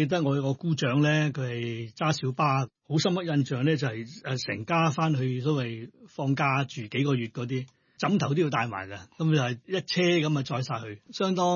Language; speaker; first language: Cantonese; non-native, local second language; Hakka Chinese